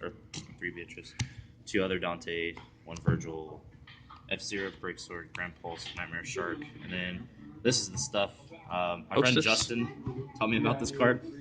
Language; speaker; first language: English; native; English